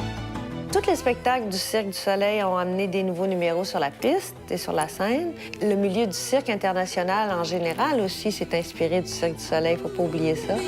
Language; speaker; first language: French; native; French